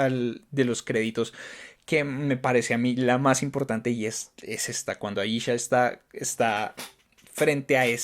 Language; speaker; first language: Spanish; native; Spanish